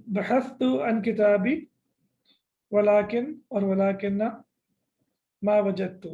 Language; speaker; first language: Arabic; non-native, fluent; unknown